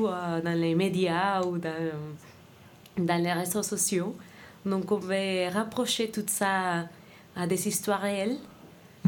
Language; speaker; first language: French; non-native, fluent; Spanish